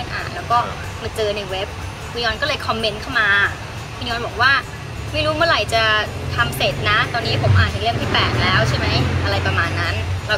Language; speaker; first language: Thai; native; Thai